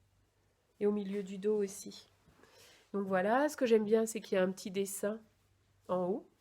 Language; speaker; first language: French; native; French